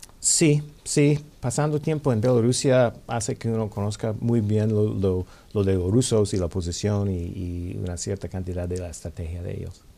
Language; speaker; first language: Spanish; non-native, fluent; English